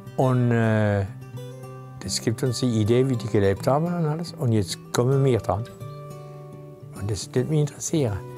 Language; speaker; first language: German; non-native, local second language; Swiss German